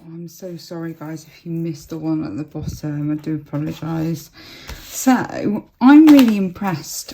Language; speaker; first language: English; native; English